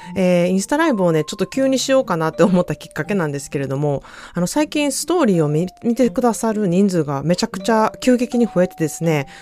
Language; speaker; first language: Japanese; native; Japanese